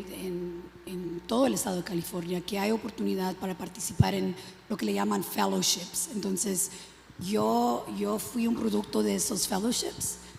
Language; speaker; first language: Spanish; early bilingual, other home language; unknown